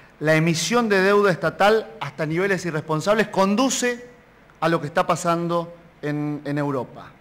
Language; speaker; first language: Spanish; native; Spanish